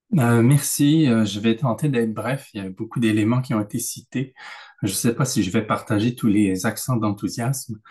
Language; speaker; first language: French; native; French